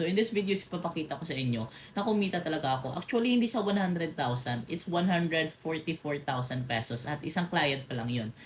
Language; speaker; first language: Filipino; non-native, local second language; Cebuano